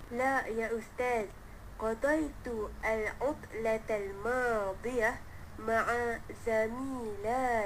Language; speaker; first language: Arabic; non-native, learner; Malay